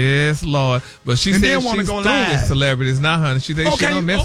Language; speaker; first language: English; native; English